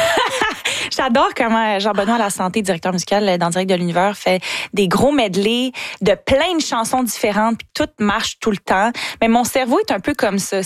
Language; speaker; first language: French; native; French